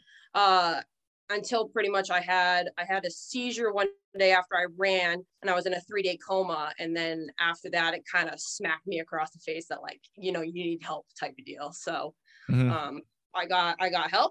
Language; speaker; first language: English; native; English